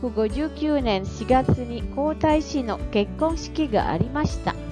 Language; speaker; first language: Japanese; non-native, fluent; Indonesian